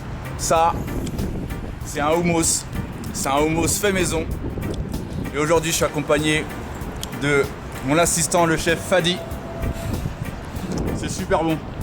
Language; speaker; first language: French; native; French